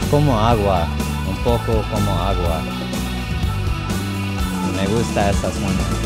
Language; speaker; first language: Spanish; non-native, learner; English